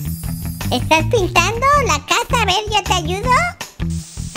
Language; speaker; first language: Spanish; native; Spanish